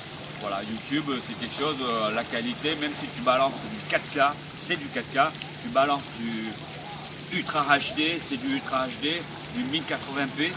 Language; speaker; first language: French; early bilingual, other home language; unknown